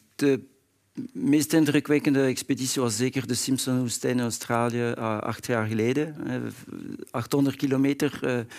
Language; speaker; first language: Dutch; non-native, local second language; French